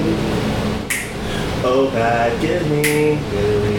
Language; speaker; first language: English; native; English